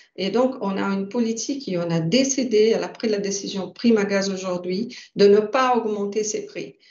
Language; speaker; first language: French; non-native, fluent; Portuguese